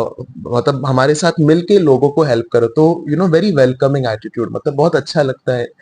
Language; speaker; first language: Hindi; native; Hindi